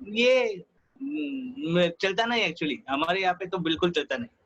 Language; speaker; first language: Hindi; non-native, local second language; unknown